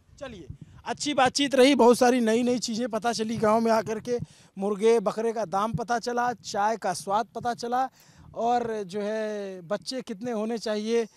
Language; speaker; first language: Hindi; native; Hindi